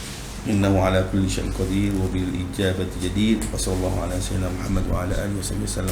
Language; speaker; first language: Arabic; non-native, fluent; Malay